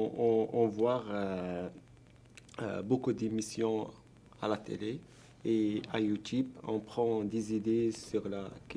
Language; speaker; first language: French; non-native, learner; Arabic